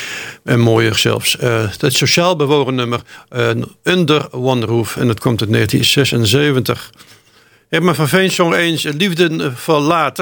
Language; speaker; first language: Dutch; native; Dutch